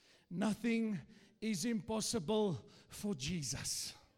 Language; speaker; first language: English; non-native, local second language; Afrikaans